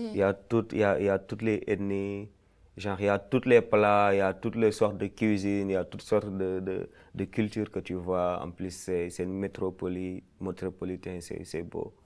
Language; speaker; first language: French; non-native, local second language; Fula